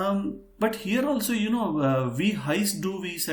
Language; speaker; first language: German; non-native, fluent; Hindi